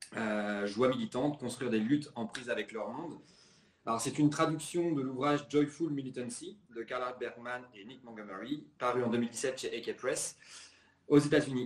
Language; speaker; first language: French; native; French